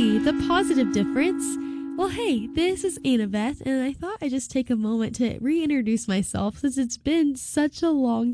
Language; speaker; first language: English; native; English